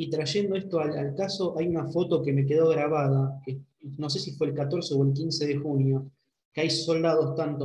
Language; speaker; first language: Spanish; native; Spanish